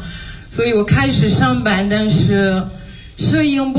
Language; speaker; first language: Chinese; non-native, fluent; French